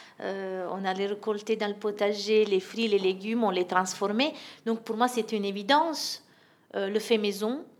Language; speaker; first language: French; non-native, fluent; Italian